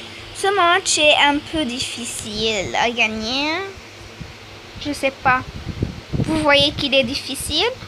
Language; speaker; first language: French; non-native, learner; Arabic